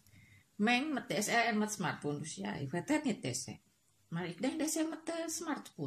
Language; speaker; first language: Dutch; non-native, learner; Indonesian